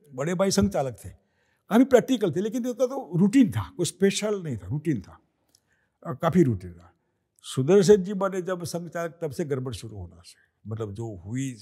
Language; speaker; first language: Hindi; non-native, local second language; Gujarati